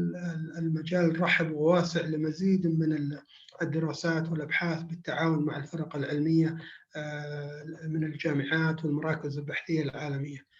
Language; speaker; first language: Arabic; native; Arabic